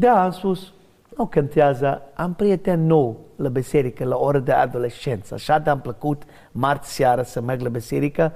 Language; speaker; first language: Romanian; non-native, learner; English